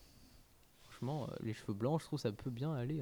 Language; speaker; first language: French; native; French